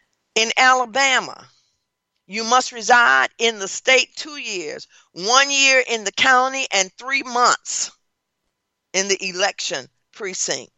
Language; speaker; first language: English; native; English